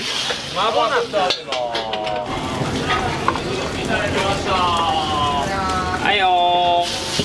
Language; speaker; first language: Japanese; native; Japanese